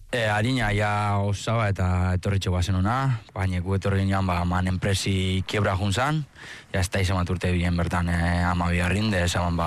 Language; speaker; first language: Basque; early bilingual, other home language; Spanish